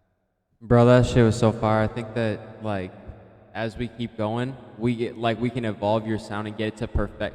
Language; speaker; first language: English; native; English